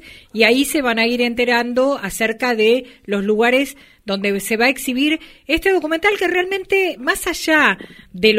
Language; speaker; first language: Spanish; native; Spanish